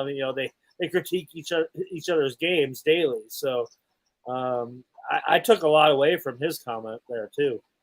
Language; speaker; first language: English; native; English